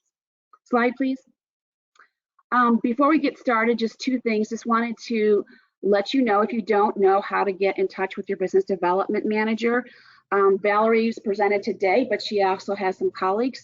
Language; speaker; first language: English; native; English